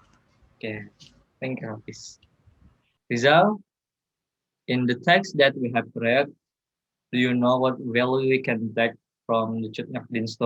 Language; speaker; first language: English; non-native, learner; Indonesian